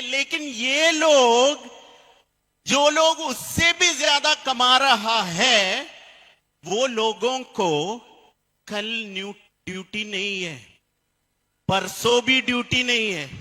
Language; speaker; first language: Hindi; non-native, fluent; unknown